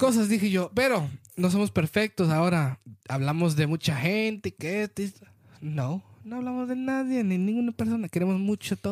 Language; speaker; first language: Spanish; early bilingual, heritage; Spanish